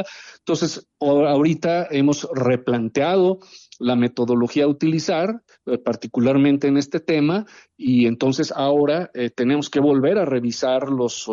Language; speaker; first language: Spanish; native; Spanish